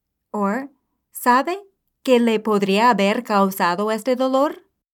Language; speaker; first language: Spanish; non-native, fluent; English